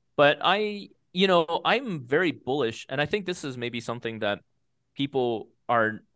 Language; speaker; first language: English; early bilingual, other home language; Chinese